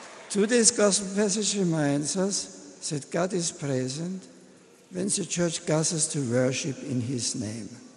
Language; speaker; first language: English; non-native, fluent; German